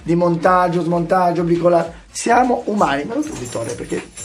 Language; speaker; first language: Italian; native; Italian